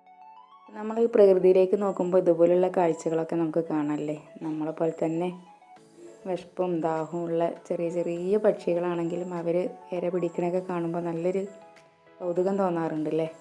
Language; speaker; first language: Malayalam; native; Malayalam